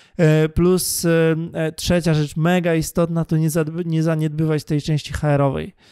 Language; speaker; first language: Polish; native; Polish